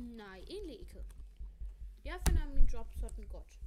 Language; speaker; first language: Danish; non-native, local second language; German